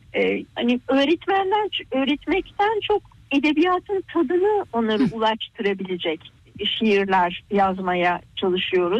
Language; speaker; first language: Turkish; native; Turkish